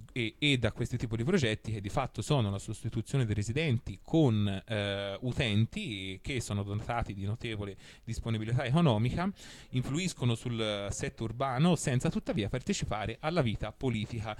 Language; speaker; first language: Italian; native; Italian